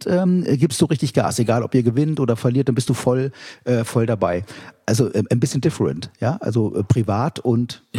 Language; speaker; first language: German; native; German